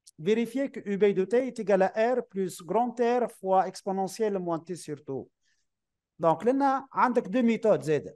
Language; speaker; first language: French; non-native, local second language; Arabic